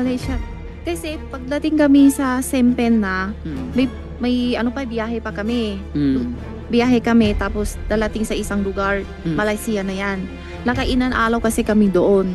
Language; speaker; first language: Filipino; non-native, learner; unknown